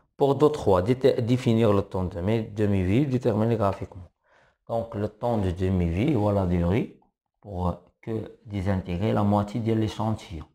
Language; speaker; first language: French; non-native, local second language; Arabic